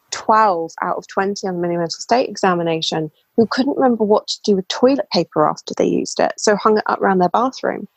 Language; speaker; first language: English; native; English